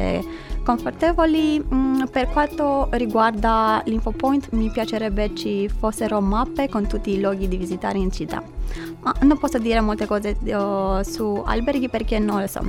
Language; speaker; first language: Italian; non-native, fluent; Romanian